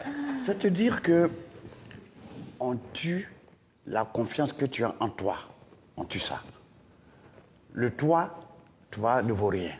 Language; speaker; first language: French; non-native, local second language; Dyula